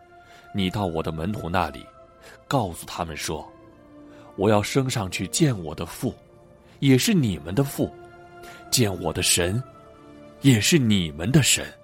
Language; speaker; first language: Chinese; native; Chinese